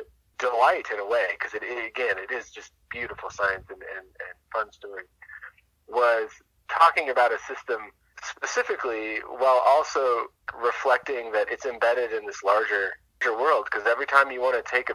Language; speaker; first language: English; native; English